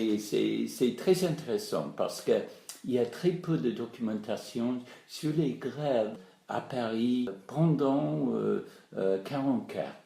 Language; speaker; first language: French; non-native, fluent; English